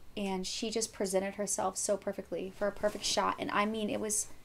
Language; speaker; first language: English; native; English